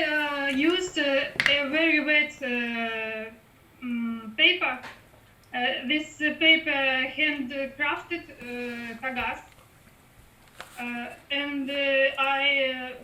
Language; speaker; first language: English; non-native, learner; Russian